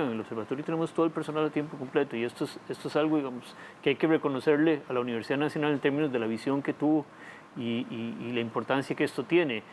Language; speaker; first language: Spanish; native; Spanish